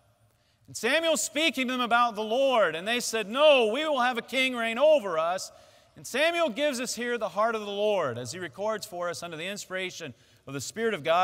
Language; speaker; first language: English; native; English